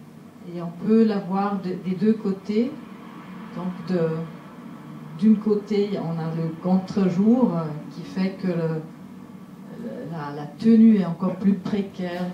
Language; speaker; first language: French; non-native, local second language; German